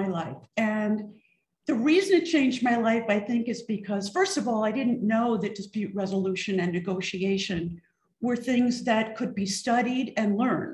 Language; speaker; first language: English; native; English